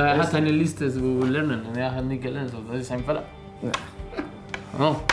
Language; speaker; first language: German; non-native, learner; Spanish